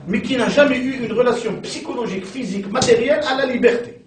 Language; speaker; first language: French; non-native, local second language; Arabic